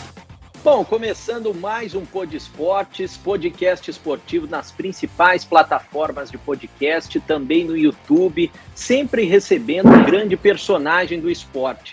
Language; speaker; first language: Portuguese; native; Portuguese